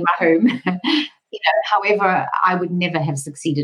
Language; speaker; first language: English; native; English